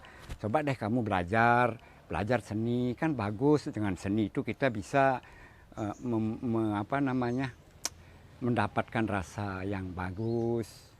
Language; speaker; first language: Indonesian; non-native, local second language; Balinese